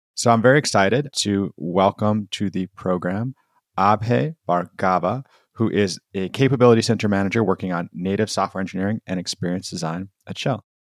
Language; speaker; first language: English; native; English